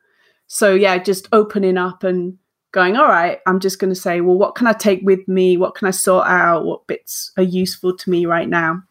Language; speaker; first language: English; native; English